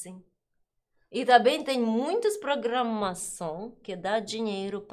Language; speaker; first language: Portuguese; non-native, learner; Russian